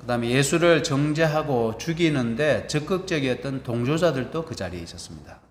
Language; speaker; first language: Korean; native; Korean